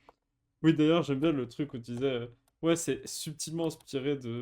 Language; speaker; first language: French; native; French